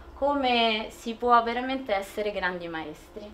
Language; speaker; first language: Italian; native; Italian